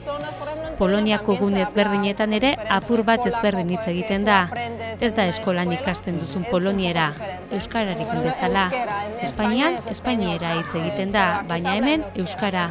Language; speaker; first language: Basque; non-native, fluent; Polish